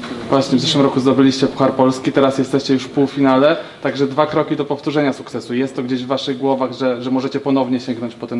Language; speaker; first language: Polish; native; Polish